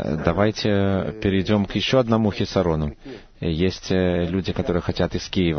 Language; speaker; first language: Russian; non-native, fluent; Hebrew